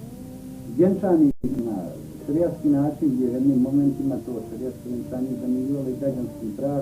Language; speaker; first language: Bosnian; native; Bosnian